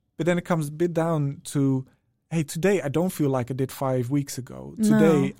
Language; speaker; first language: English; non-native, fluent; Dutch